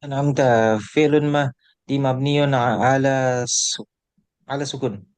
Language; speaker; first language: Arabic; non-native, learner; Indonesian